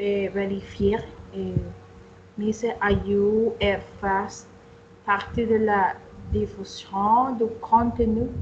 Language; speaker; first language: French; non-native, learner; Spanish